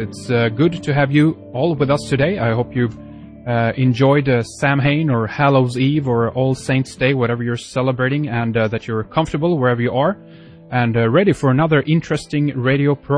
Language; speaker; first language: English; non-native, fluent; Swedish